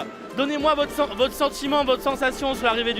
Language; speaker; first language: French; native; French